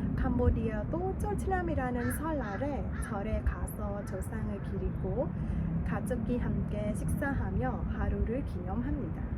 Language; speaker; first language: Korean; non-native, fluent; Khmer